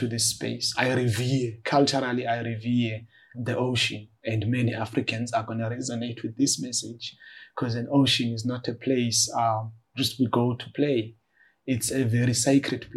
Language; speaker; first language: English; non-native, local second language; Xhosa